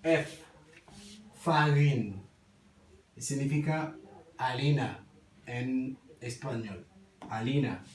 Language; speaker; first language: Spanish; non-native, learner; Haitian Creole